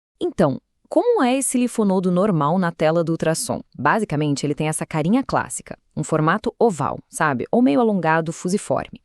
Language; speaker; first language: Portuguese; native; Portuguese